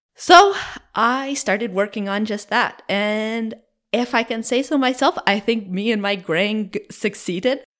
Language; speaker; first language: English; native; English